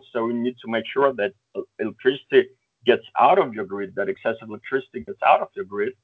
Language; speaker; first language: English; early bilingual, other home language; Russian